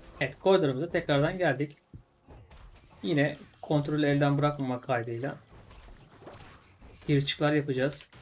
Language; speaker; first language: Turkish; native; Turkish